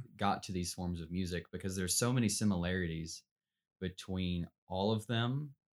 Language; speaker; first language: English; native; English